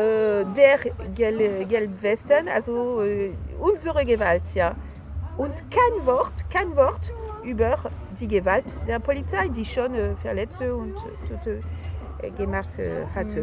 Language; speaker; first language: German; non-native, fluent; French